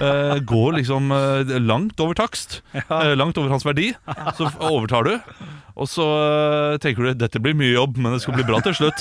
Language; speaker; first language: Norwegian; native; Norwegian